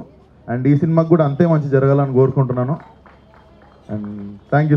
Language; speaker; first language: Telugu; native; Telugu